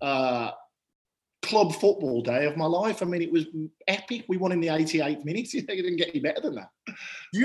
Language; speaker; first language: English; native; English